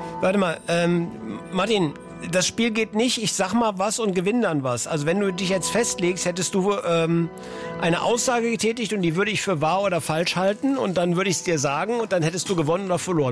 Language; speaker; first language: German; native; German